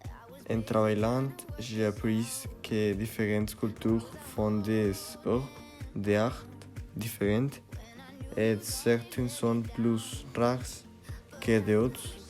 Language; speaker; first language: French; non-native, learner; Spanish